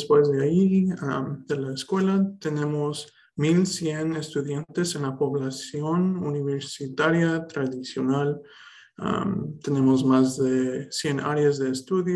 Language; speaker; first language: Spanish; early bilingual, heritage; Spanish